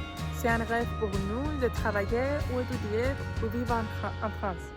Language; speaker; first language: French; non-native, learner; Greek